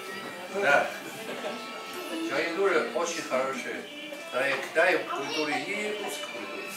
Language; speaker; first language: Russian; non-native, learner; Chinese